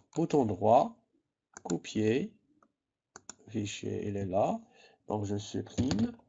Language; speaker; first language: French; non-native, local second language; Arabic